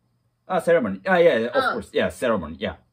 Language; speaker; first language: English; non-native, learner; Japanese